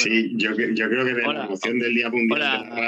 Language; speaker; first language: Spanish; native; Spanish